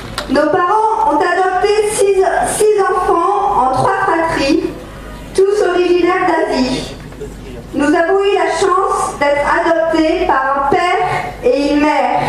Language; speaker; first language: French; native; French